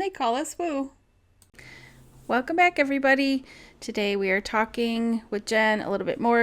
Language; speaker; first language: English; native; English